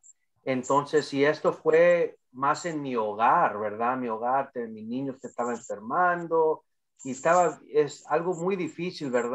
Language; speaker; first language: Spanish; early bilingual, other home language; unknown